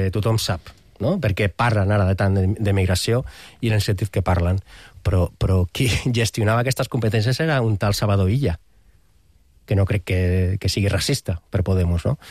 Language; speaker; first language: Catalan; non-native, local second language; Spanish